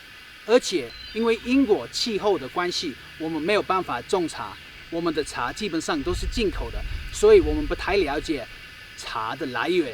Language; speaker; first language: Chinese; non-native, fluent; English